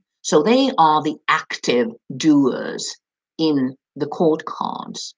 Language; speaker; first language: English; non-native, fluent; Finnish